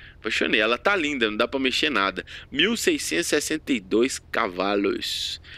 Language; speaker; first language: Portuguese; native; Portuguese